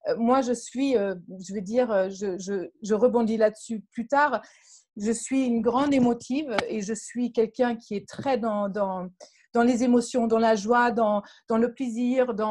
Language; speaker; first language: French; non-native, fluent; German